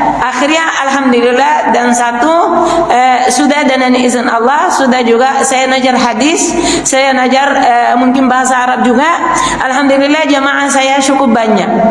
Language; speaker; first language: Indonesian; non-native, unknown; Arabic